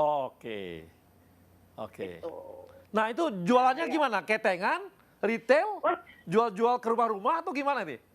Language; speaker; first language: Indonesian; native; Indonesian